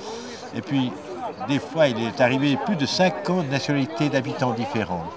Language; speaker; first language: French; native; French